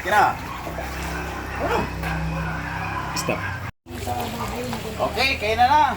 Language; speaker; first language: Filipino; non-native, local second language; Cebuano